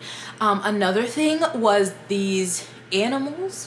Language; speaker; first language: English; native; English